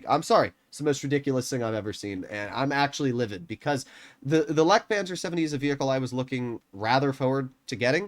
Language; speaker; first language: English; native; English